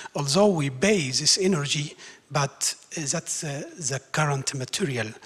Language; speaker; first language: English; non-native, fluent; Arabic